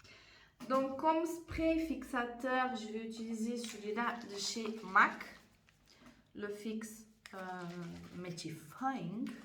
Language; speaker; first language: French; non-native, fluent; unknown